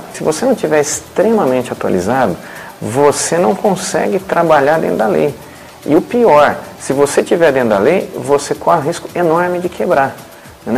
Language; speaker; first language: Portuguese; native; Portuguese